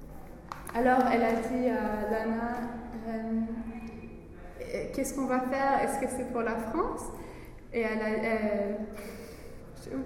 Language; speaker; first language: French; non-native, learner; English